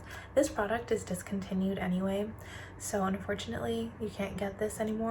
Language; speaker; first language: English; native; English